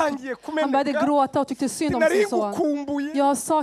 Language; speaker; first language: Swedish; early bilingual, other home language; Kinyarwanda